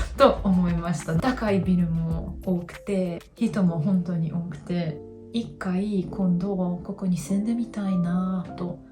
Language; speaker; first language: Japanese; non-native, fluent; Hungarian